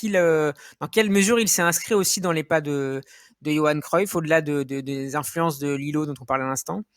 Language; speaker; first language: French; native; French